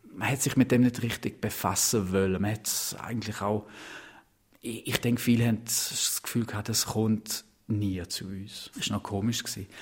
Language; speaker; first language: German; non-native, local second language; Romansh